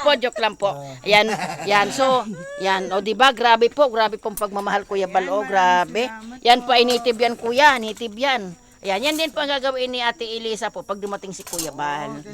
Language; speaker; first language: Filipino; non-native, local second language; Masbatenyo